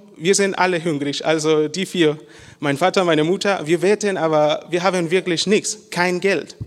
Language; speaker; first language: German; non-native, learner; Spanish